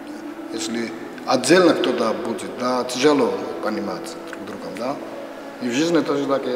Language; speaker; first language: Russian; non-native, fluent; Georgian